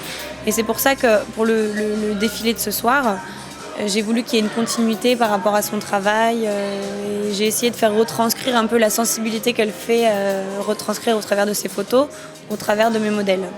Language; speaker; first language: French; native; French